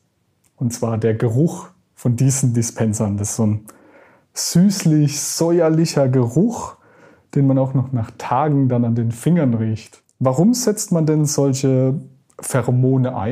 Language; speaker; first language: German; native; German